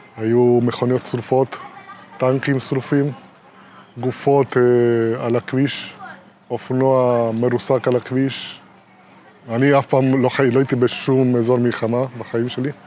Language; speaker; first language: Hebrew; non-native, fluent; Spanish